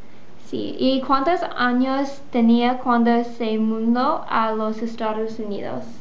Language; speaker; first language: Spanish; non-native, learner; English